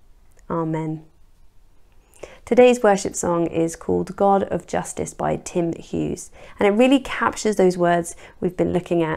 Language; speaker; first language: English; native; English